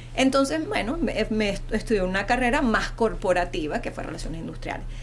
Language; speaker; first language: Spanish; early bilingual, heritage; Spanish